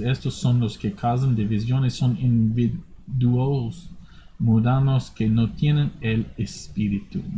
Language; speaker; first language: Spanish; non-native, fluent; English